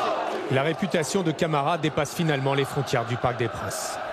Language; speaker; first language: French; native; French